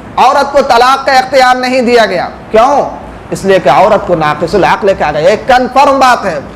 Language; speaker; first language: Urdu; native; Urdu